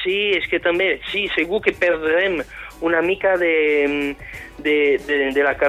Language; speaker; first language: Catalan; non-native, fluent; French